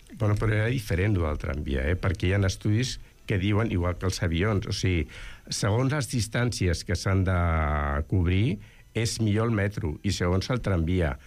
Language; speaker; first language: Catalan; native; Catalan